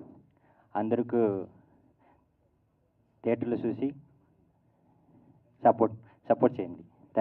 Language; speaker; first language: Telugu; non-native, learner; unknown